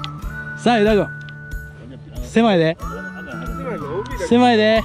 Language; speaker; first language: Japanese; native; Japanese